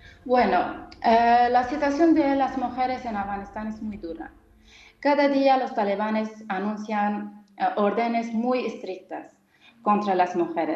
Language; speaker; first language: Spanish; non-native, fluent; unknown